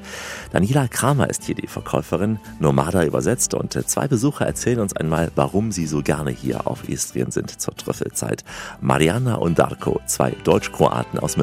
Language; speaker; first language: German; native; German